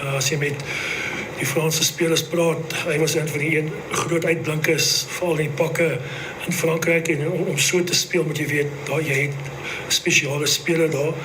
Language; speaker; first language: Afrikaans; native; Afrikaans